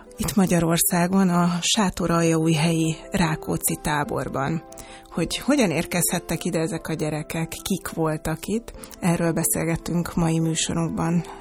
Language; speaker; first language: Hungarian; native; Hungarian